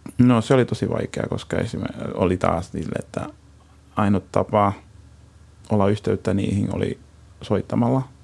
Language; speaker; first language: Finnish; non-native, fluent; Spanish